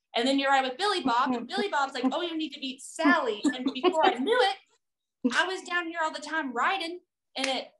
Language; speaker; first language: English; native; English